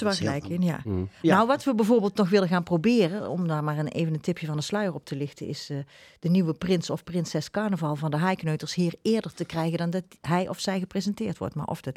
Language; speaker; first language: Dutch; native; Dutch